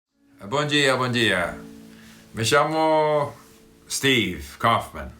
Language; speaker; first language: Portuguese; non-native, fluent; English